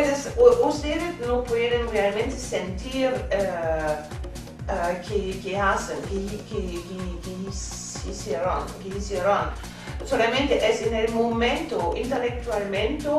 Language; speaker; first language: Spanish; non-native, fluent; German